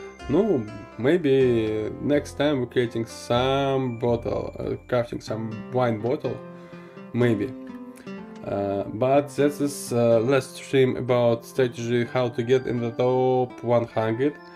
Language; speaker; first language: English; non-native, learner; Russian